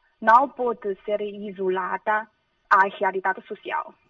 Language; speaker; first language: Portuguese; non-native, fluent; Chinese